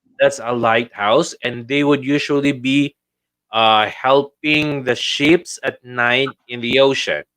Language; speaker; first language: English; non-native, local second language; Filipino